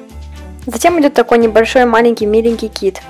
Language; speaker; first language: Russian; native; Russian